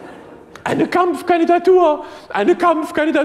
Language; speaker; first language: German; native; German